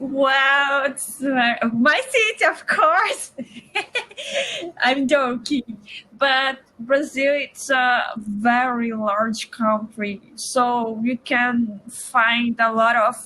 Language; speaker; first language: English; non-native, learner; Portuguese